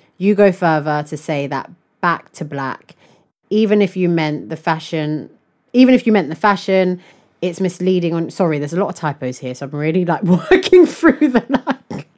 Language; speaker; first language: English; native; English